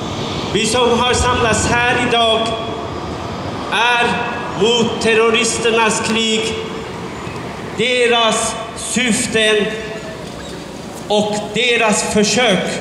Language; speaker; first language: Swedish; non-native, fluent; Persian